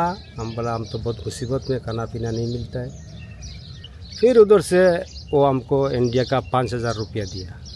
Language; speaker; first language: Hindi; non-native, fluent; Pashto